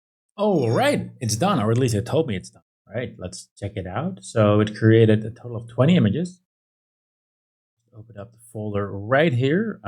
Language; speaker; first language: English; non-native, fluent; Dutch